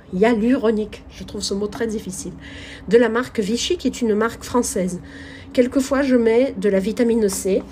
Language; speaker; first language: French; non-native, fluent; Portuguese